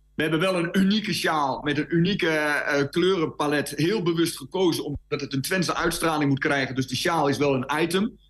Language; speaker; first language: Dutch; native; Dutch